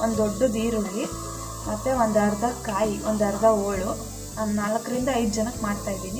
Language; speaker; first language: Kannada; native; Kannada